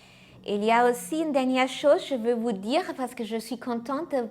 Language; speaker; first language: French; non-native, fluent; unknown